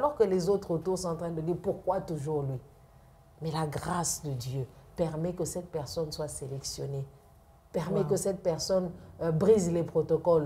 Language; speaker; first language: French; non-native, local second language; Lingala